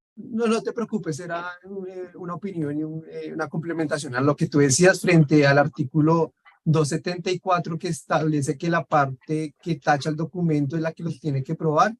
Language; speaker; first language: Spanish; native; Spanish